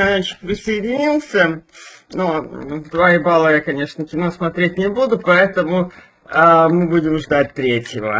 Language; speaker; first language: Russian; native; Russian